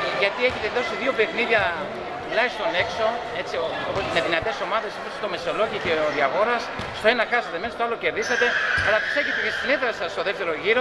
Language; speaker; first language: Greek; native; Greek